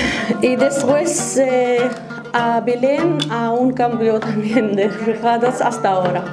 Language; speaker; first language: Spanish; non-native, learner; Arabic